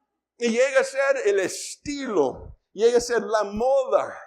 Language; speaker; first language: Spanish; non-native, fluent; English